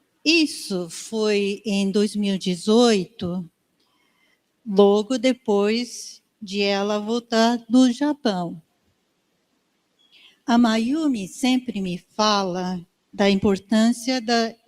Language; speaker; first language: Portuguese; non-native, learner; Japanese